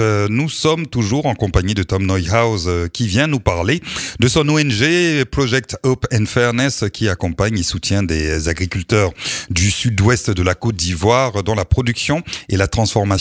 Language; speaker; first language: French; native; French